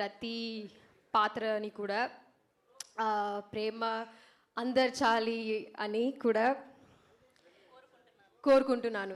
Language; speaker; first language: Telugu; non-native, learner; Malayalam